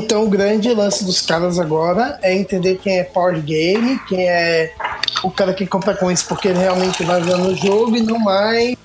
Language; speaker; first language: Portuguese; native; Portuguese